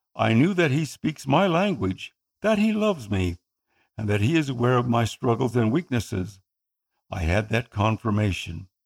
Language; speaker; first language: English; non-native, local second language; Filipino